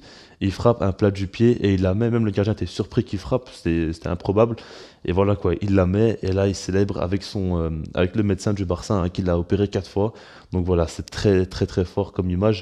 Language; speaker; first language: French; native; French